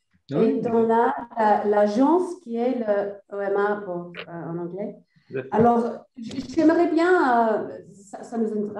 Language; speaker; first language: French; non-native, fluent; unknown